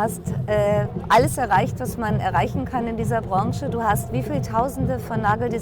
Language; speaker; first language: German; native; German